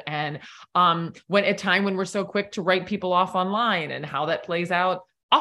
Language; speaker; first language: English; native; English